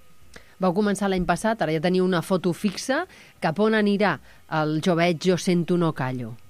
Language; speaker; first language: Catalan; native; Catalan